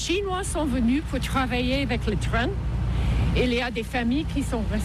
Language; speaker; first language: French; non-native, fluent; English